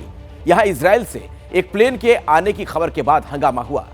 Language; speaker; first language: Hindi; native; Hindi